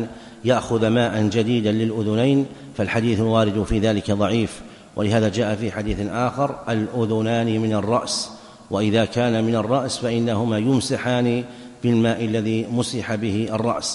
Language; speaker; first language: Arabic; native; Arabic